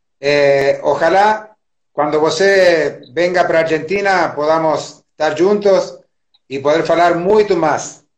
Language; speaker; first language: Portuguese; non-native, learner; Spanish